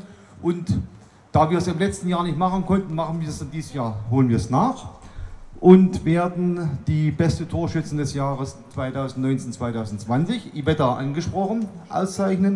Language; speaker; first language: German; native; German